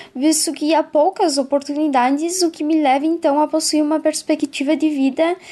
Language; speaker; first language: Portuguese; native; Portuguese